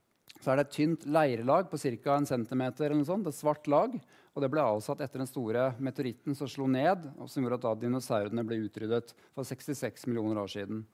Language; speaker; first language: Norwegian; native; Norwegian